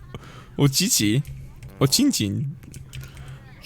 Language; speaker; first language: Japanese; non-native, learner; English